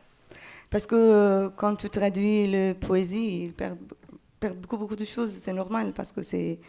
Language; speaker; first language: French; non-native, learner; Persian